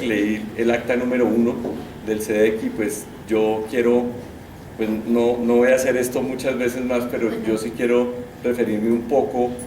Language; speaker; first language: Spanish; native; Spanish